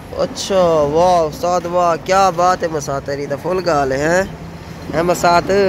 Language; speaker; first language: Urdu; non-native, local second language; Saraiki